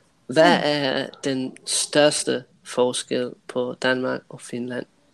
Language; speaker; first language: Danish; native; Danish